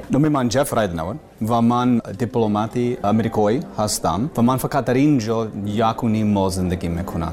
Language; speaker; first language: Persian; non-native, learner; English